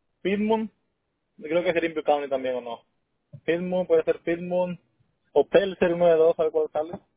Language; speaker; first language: Spanish; native; Spanish